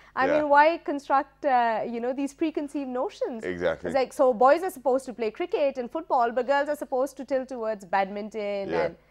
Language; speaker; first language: English; non-native, local second language; Urdu